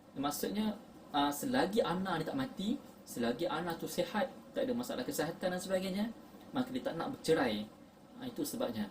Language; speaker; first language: Malay; native; Malay